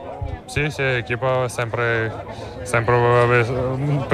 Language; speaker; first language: Portuguese; non-native, fluent; Russian